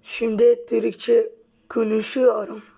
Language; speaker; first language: Turkish; non-native, learner; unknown